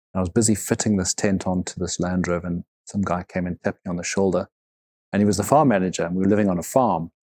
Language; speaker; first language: English; native; English